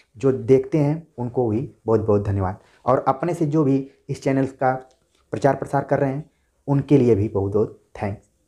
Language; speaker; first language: Hindi; native; Hindi